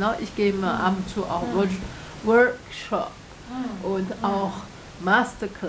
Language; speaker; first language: German; non-native, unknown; Chinese